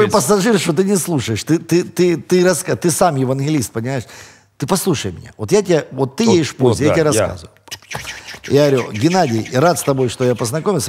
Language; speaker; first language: Russian; native; Russian